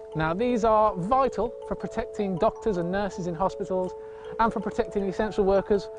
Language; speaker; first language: English; native; English